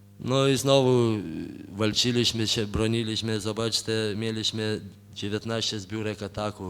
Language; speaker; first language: Polish; non-native, fluent; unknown